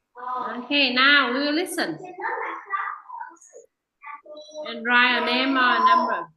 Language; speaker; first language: English; non-native, fluent; Vietnamese